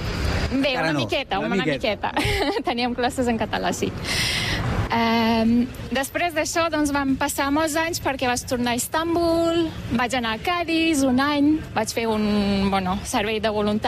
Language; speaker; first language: Catalan; non-native, fluent; Turkish